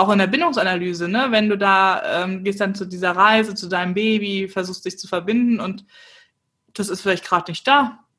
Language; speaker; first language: German; native; German